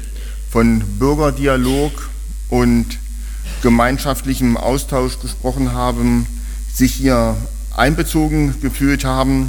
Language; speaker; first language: German; native; German